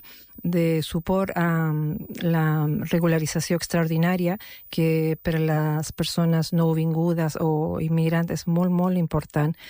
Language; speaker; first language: Catalan; non-native, local second language; Spanish